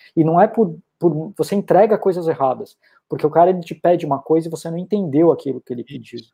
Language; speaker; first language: Portuguese; native; Portuguese